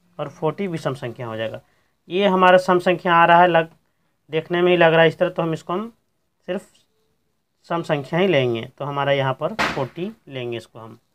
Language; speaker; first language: Hindi; native; Hindi